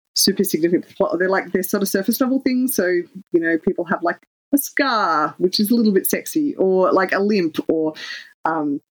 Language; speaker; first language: English; native; English